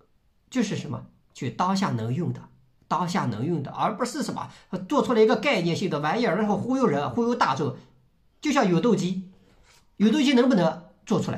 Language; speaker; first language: Chinese; native; Chinese